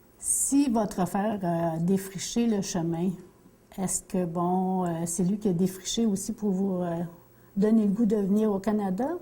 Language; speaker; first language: French; native; French